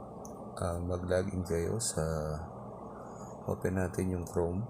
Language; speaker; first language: Filipino; native; Filipino